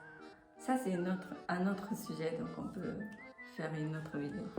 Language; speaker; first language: French; non-native, fluent; Japanese